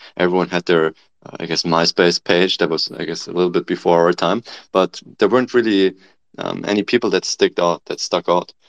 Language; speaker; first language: English; non-native, fluent; German